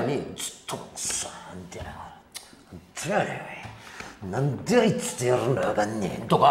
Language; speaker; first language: Japanese; native; Japanese